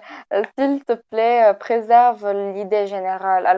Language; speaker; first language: French; non-native, local second language; Arabic